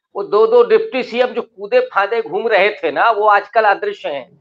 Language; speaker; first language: Hindi; native; Hindi